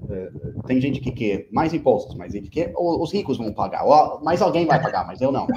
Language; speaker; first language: Portuguese; non-native, fluent; English